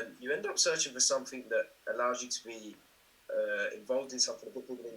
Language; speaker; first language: English; native; English